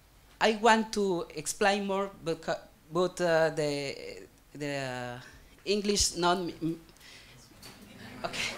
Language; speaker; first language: English; non-native, learner; Spanish